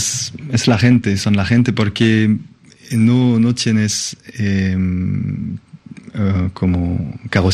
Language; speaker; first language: Spanish; non-native, fluent; French